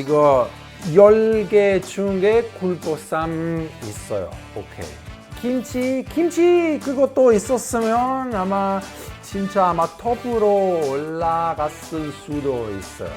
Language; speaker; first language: Korean; non-native, learner; Italian